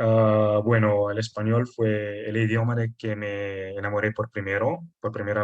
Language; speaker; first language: Spanish; non-native, fluent; Italian